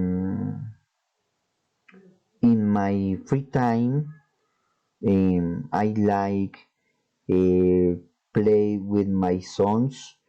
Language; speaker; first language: English; non-native, learner; Spanish